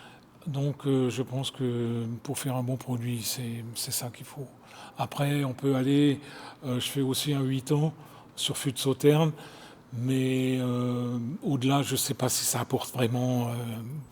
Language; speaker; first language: French; native; French